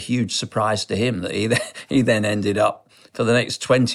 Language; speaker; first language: English; native; English